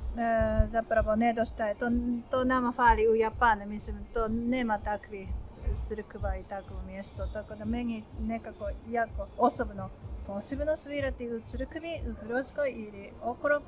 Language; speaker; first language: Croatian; non-native, learner; Japanese